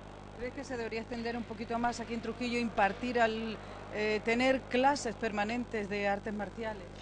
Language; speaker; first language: Spanish; native; Spanish